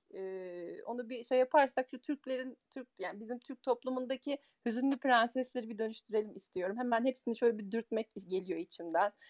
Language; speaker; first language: Turkish; early bilingual, heritage; Turkish